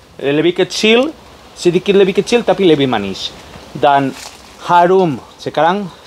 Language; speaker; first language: Indonesian; non-native, learner; Spanish